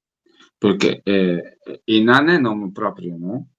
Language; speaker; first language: Spanish; non-native, learner; Portuguese